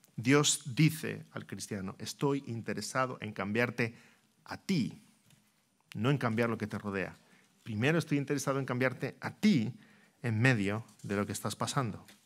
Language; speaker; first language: Spanish; native; Spanish